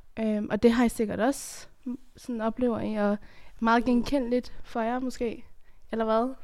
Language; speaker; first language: Danish; early bilingual, other home language; Persian